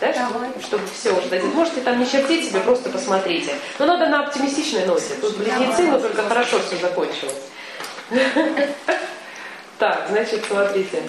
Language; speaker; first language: Russian; native; Russian